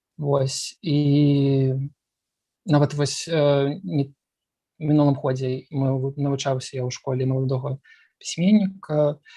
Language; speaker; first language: Belarusian; non-native, local second language; Russian